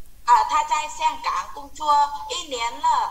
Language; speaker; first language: Chinese; non-native, learner; Vietnamese